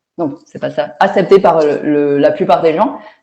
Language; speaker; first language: French; non-native, fluent; Chinese